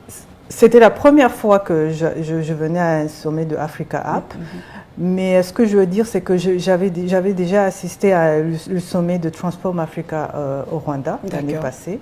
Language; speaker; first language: French; non-native, local second language; Kinyarwanda